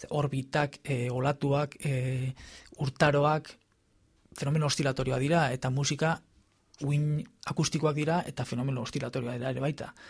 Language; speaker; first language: Basque; native; Basque